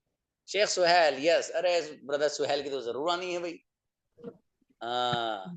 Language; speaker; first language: Hindi; native; Hindi